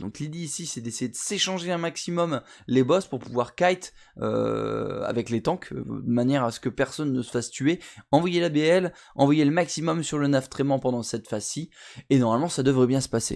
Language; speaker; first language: French; native; French